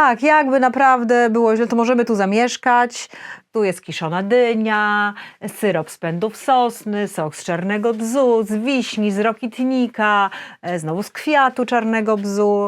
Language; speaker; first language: Polish; native; Polish